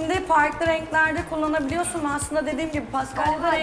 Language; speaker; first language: Turkish; native; Turkish